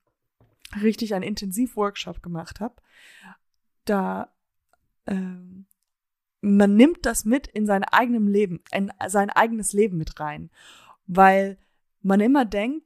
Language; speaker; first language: German; early bilingual, heritage; German